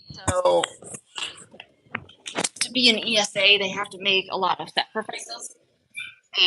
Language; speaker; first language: English; native; English